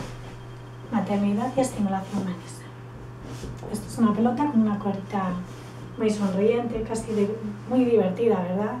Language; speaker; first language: Spanish; native; Spanish